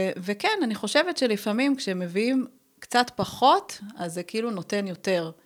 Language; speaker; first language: Hebrew; native; Hebrew